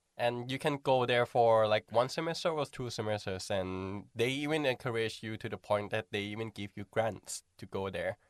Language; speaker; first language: English; non-native, fluent; Thai